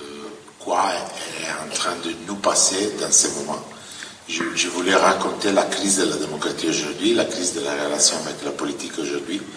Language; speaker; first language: French; non-native, fluent; Italian